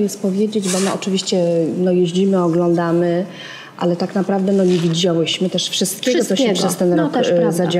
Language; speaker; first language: Polish; native; Polish